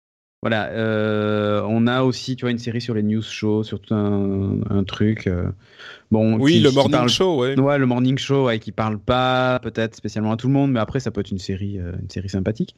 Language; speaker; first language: French; native; French